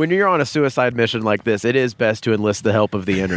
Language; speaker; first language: English; native; English